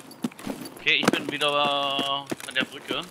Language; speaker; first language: German; native; German